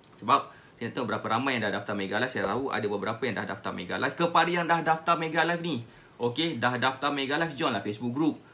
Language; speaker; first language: Malay; native; Malay